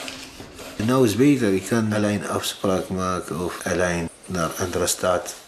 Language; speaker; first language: Dutch; non-native, learner; Arabic